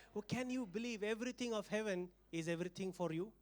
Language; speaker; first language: English; non-native, local second language; Marathi